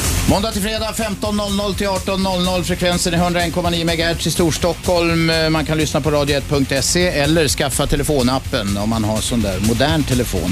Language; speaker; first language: Swedish; native; Swedish